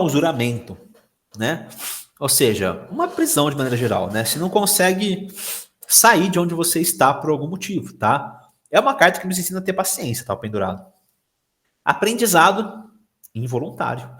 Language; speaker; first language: Portuguese; native; Portuguese